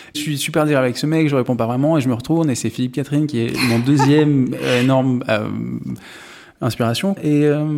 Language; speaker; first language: French; native; French